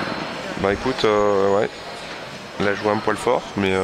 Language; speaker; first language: French; native; French